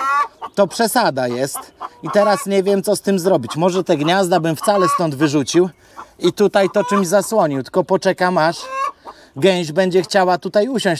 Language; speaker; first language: Polish; native; Polish